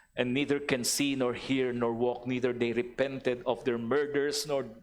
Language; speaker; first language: English; non-native, local second language; Filipino